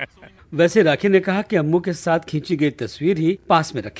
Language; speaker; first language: Hindi; native; Hindi